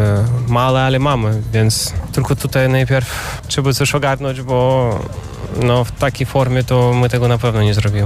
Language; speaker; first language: Polish; non-native, fluent; Russian